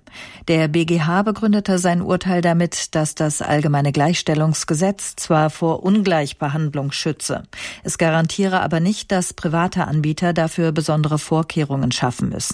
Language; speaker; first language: German; native; German